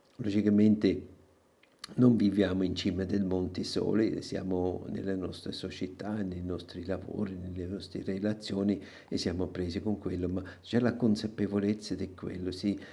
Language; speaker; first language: Italian; non-native, local second language; German